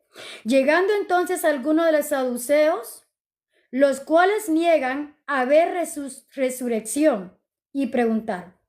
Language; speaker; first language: Spanish; native; Spanish